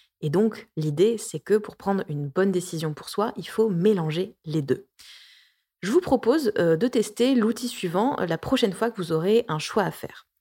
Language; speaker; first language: French; native; French